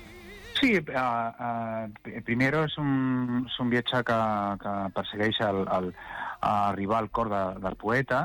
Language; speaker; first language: Catalan; non-native, local second language; Spanish